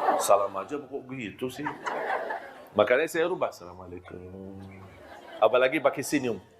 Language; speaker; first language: Malay; non-native, fluent; Arabic